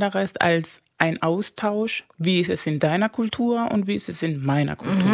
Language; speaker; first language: German; non-native, fluent; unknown